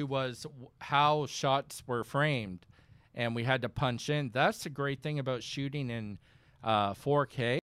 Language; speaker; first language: English; native; English